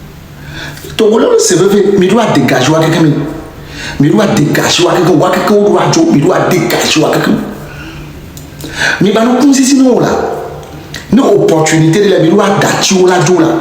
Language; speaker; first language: French; non-native, local second language; Ewe